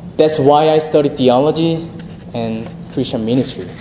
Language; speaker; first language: English; non-native, fluent; Korean